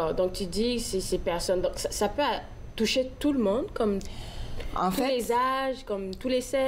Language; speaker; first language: French; native; French